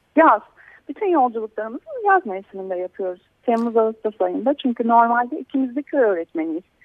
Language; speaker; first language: Turkish; native; Turkish